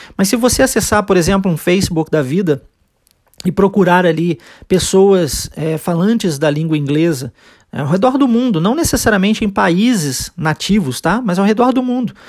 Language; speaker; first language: Portuguese; early bilingual, heritage; Portuguese